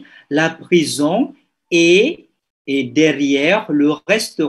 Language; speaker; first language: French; non-native, fluent; Indonesian